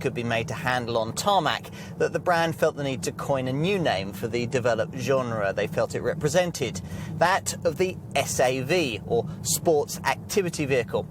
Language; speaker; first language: English; native; English